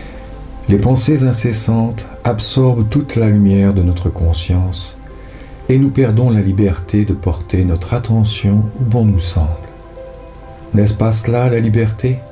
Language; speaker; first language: French; native; French